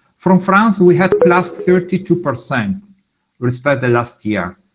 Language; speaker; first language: English; non-native, fluent; Italian